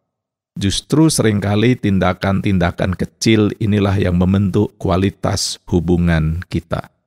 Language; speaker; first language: Indonesian; native; Indonesian